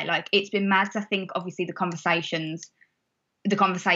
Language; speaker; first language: English; native; English